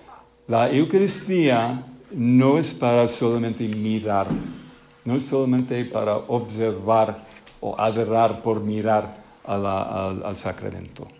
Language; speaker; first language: Spanish; non-native, fluent; English